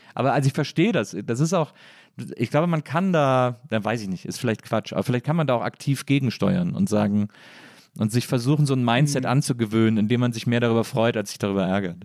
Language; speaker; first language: German; native; German